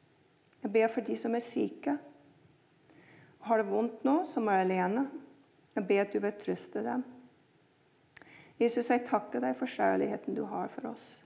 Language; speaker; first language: Norwegian; non-native, fluent; English